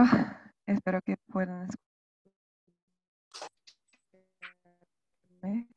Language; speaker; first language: Spanish; non-native, fluent; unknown